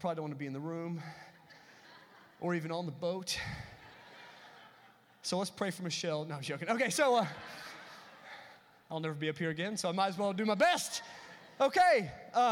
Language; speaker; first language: English; native; English